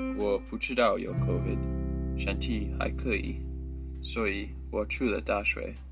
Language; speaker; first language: Chinese; non-native, learner; English